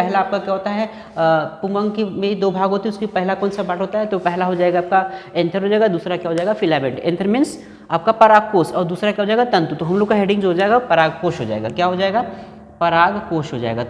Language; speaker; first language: Hindi; native; Hindi